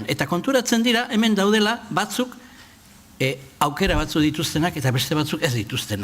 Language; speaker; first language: Basque; native; Basque